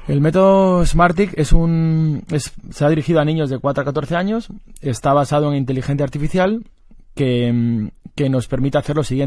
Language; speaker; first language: Spanish; native; Spanish